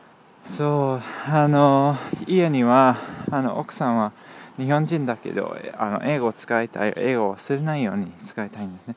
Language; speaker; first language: Japanese; non-native, learner; English